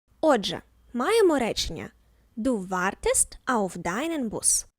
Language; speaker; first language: German; non-native, fluent; Ukrainian